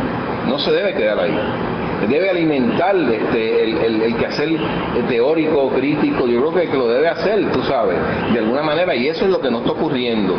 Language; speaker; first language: Spanish; native; Spanish